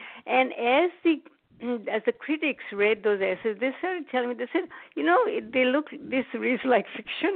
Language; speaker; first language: English; non-native, local second language; Bangla